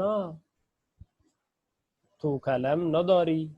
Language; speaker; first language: Persian; non-native, fluent; Urdu